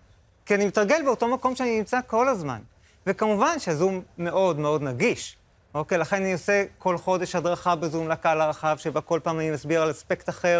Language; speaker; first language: Hebrew; native; Hebrew